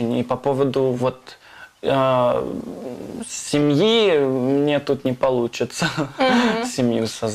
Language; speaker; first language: Ukrainian; non-native, learner; English